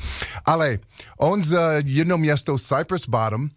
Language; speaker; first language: Czech; non-native, learner; English